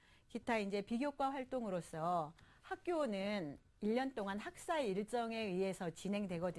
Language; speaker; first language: Korean; native; Korean